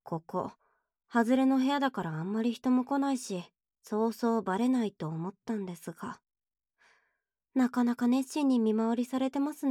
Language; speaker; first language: Japanese; native; Japanese